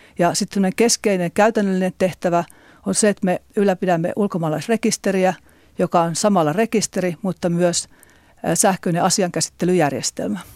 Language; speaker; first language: Finnish; native; Finnish